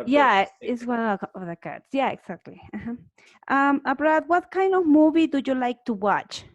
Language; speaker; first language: English; non-native, learner; Spanish